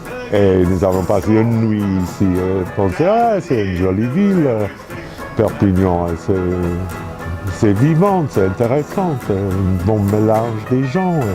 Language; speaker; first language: French; non-native, fluent; English